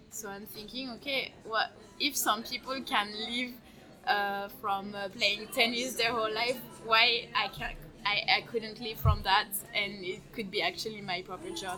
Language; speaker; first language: English; non-native, fluent; French